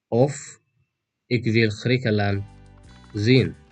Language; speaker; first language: Dutch; non-native, fluent; Tigrinya